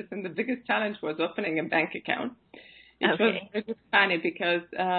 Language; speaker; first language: English; non-native, fluent; Russian